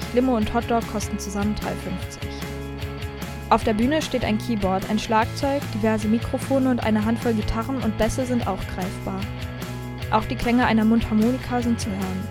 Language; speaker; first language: German; native; German